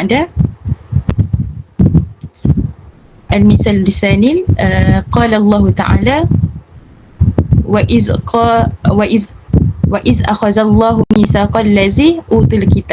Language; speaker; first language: Arabic; non-native, learner; Malay